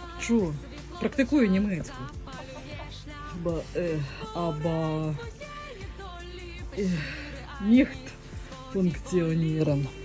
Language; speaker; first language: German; non-native, learner; Ukrainian